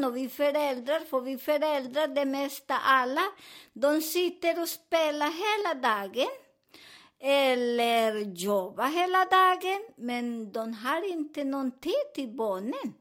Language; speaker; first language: Swedish; non-native, learner; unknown